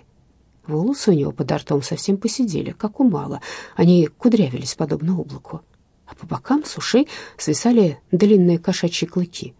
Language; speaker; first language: Russian; native; Russian